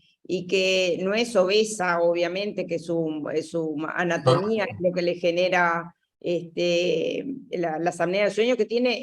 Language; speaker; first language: Spanish; native; Spanish